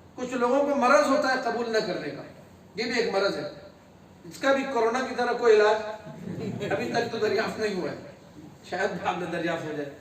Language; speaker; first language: Urdu; native; Urdu